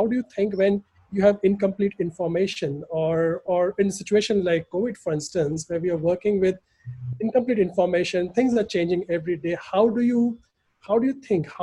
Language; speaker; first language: English; non-native, local second language; Gujarati